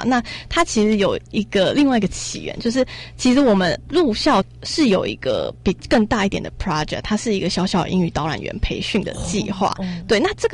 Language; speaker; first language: Chinese; native; Chinese